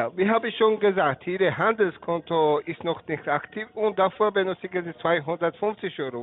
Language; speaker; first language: German; non-native, learner; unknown